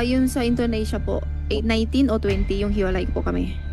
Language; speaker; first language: Filipino; non-native, learner; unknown